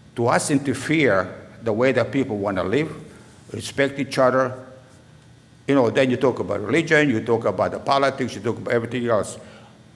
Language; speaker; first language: English; non-native, learner; Serbian